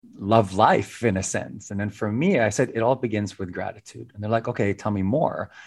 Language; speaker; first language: English; non-native, local second language; Filipino